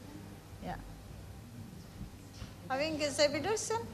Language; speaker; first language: German; non-native, learner; Turkish